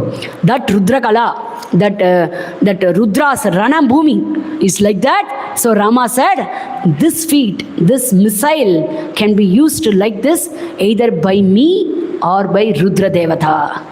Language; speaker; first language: English; non-native, local second language; Tamil